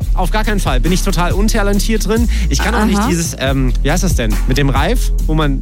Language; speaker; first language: German; native; German